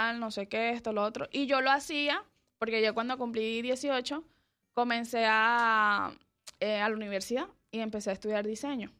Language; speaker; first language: Spanish; native; Spanish